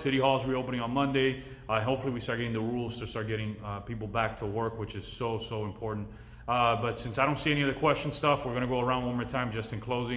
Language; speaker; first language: English; early bilingual, other home language; Spanish